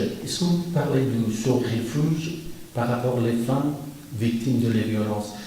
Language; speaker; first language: French; non-native, fluent; Persian